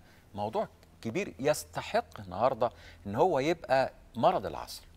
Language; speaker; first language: Arabic; native; Arabic